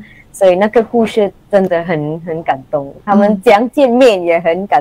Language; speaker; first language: Chinese; non-native, local second language; English